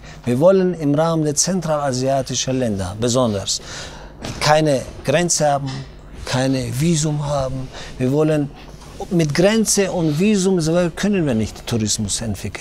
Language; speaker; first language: German; non-native, learner; Tajik